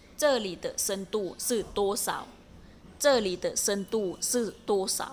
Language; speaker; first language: Chinese; non-native, fluent; Thai